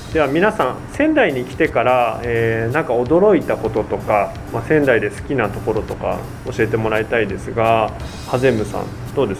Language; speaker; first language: Japanese; native; Japanese